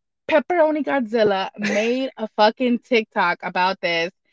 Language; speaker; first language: English; early bilingual, other home language; Spanish